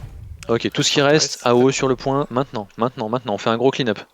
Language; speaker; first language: French; native; French